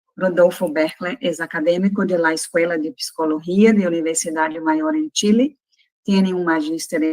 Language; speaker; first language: Spanish; non-native, fluent; Portuguese